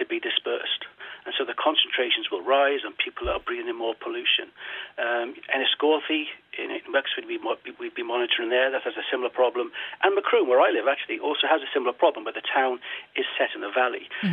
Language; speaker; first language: English; native; English